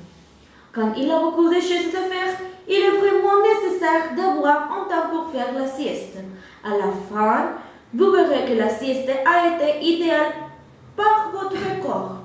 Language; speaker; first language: French; non-native, learner; Spanish